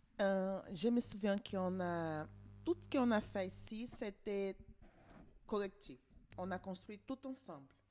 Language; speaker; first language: French; non-native, learner; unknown